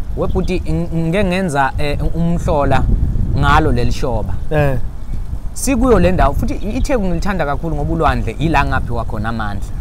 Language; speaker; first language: Zulu; native; Zulu